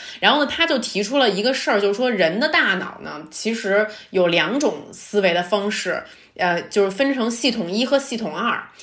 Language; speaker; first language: Chinese; native; Chinese